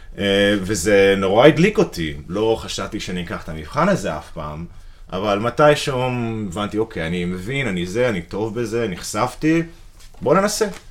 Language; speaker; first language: Hebrew; non-native, fluent; English